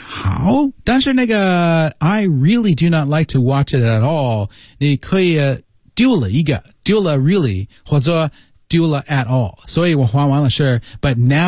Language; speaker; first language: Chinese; non-native, fluent; English